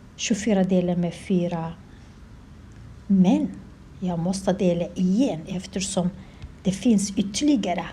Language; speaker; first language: Swedish; non-native, learner; Kurdish